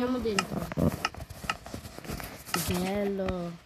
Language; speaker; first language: Italian; early bilingual, other home language; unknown